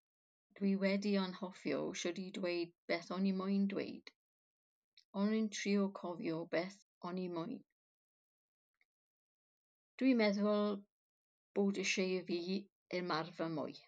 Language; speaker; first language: Welsh; non-native, learner; English